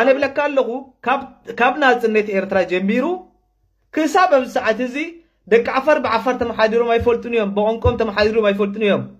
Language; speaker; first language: Tigrinya; non-native, local second language; Afar